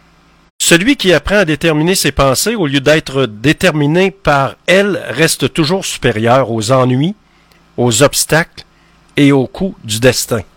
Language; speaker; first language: French; native; French